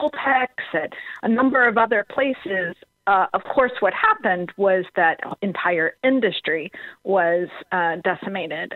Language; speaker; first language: English; native; English